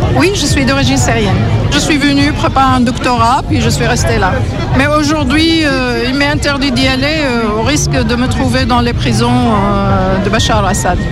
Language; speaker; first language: French; non-native, fluent; Kurdish